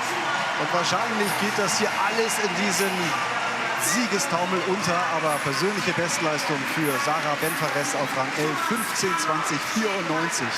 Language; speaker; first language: German; native; German